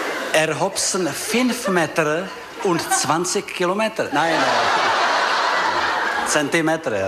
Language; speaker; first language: German; non-native, fluent; Czech